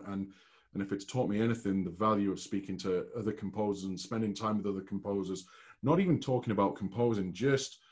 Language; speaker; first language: English; native; English